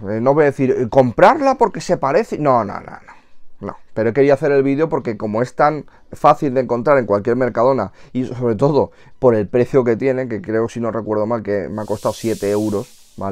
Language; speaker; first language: Spanish; native; Spanish